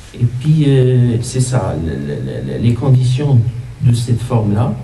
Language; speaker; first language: French; non-native, local second language; Arabic